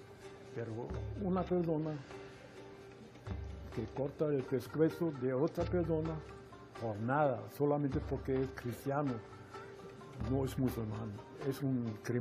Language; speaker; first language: Spanish; non-native, fluent; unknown